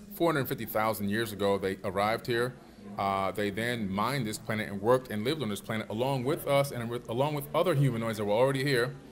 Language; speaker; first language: English; native; English